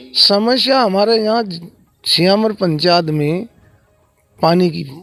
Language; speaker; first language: Hindi; native; Hindi